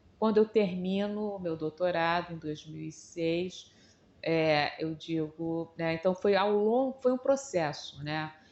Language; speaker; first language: Portuguese; native; Portuguese